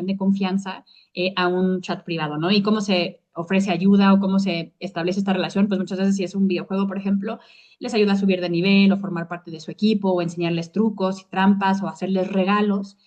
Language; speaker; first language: Spanish; native; Spanish